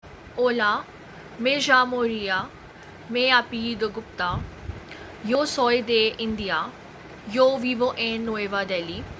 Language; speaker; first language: Spanish; non-native, learner; Hindi